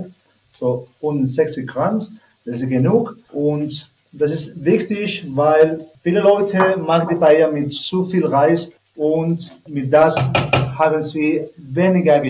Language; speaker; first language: German; non-native, learner; Spanish